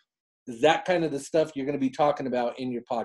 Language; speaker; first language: English; native; English